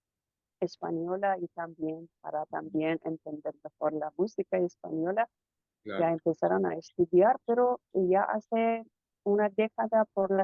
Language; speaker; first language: Spanish; non-native, fluent; Persian